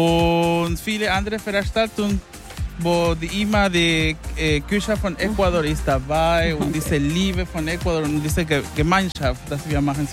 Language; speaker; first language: German; non-native, learner; Spanish